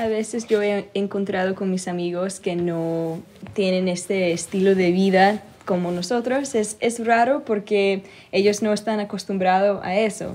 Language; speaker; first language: Spanish; early bilingual, heritage; Spanish